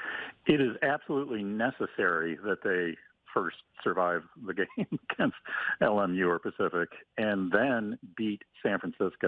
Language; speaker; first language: English; native; English